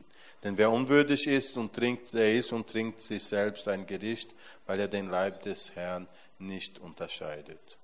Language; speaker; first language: German; non-native, fluent; Portuguese